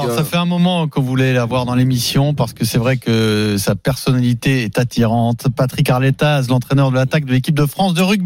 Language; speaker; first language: French; native; French